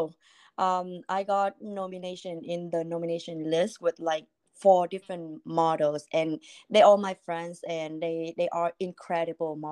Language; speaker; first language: English; non-native, fluent; Vietnamese